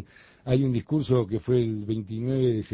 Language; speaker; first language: Spanish; native; Spanish